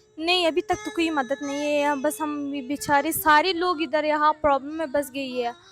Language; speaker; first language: Urdu; non-native, learner; Persian